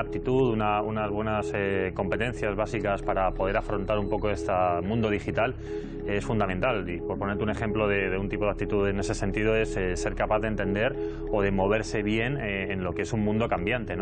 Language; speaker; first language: Spanish; native; Spanish